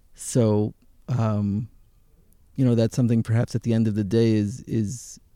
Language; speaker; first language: English; early bilingual, other home language; Hebrew